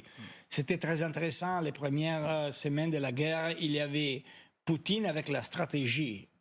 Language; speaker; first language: French; non-native, fluent; Italian